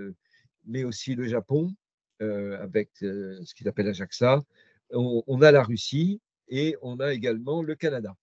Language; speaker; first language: French; native; French